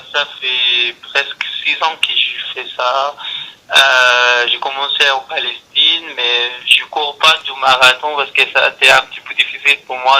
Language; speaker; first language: French; non-native, learner; Arabic